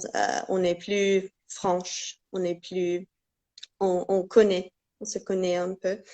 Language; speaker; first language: French; non-native, fluent; English